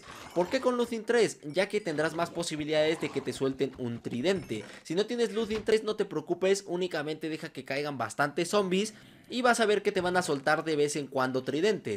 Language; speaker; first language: Spanish; native; Spanish